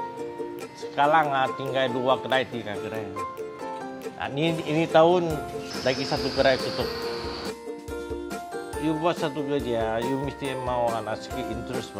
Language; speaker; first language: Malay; non-native, local second language; Min Nan Chinese